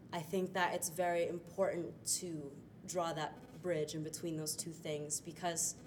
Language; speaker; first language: English; native; English